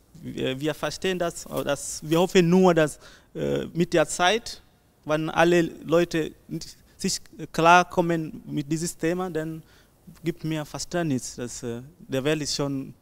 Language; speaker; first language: German; non-native, learner; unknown